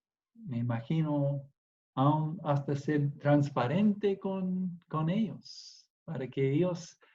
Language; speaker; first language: Spanish; non-native, fluent; English